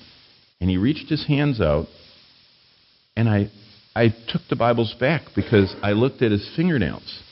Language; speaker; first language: English; native; English